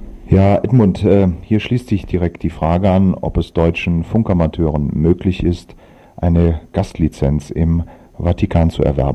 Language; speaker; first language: German; native; German